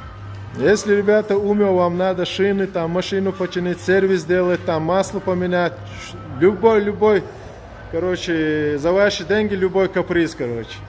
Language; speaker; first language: Russian; non-native, local second language; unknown